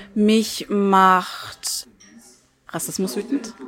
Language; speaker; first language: German; early bilingual, other home language; Turkish